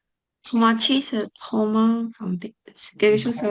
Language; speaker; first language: French; non-native, learner; Chinese